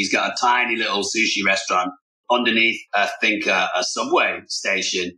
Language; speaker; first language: English; native; English